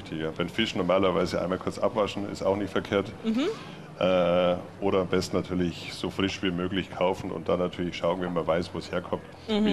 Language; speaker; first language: German; native; German